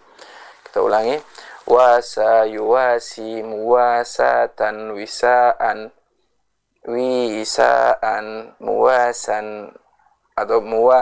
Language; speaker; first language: Arabic; non-native, fluent; Indonesian